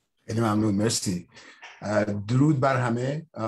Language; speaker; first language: Persian; early bilingual, heritage; Persian